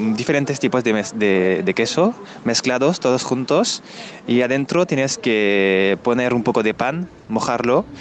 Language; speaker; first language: Spanish; non-native, fluent; French